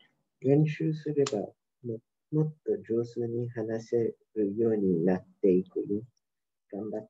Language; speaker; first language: Japanese; non-native, learner; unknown